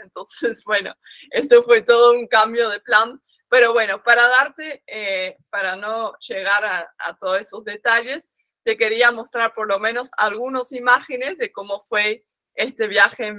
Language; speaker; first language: Spanish; non-native, fluent; Dutch